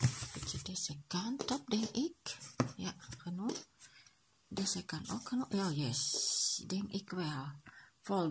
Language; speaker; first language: Dutch; non-native, learner; Indonesian